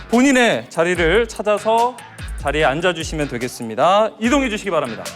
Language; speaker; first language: Korean; native; Korean